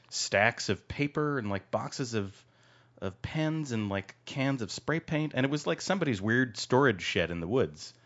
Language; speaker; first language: English; native; English